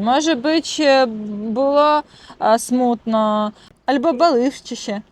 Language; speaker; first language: Polish; non-native, learner; Russian